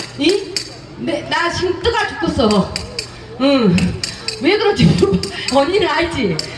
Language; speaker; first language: Korean; non-native, fluent; Thai